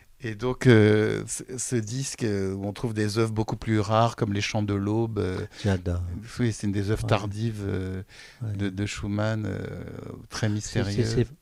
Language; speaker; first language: French; native; French